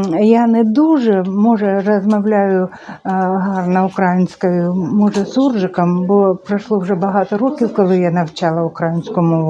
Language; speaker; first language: Ukrainian; non-native, local second language; Russian